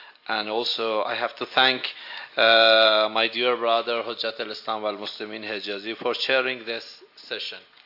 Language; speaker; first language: English; non-native, fluent; Persian